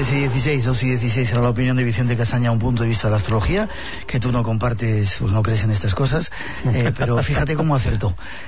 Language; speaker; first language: Spanish; native; Spanish